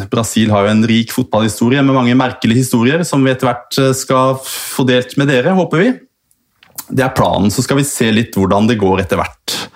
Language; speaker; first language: Norwegian; native; Norwegian